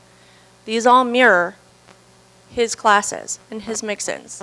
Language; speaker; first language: English; native; English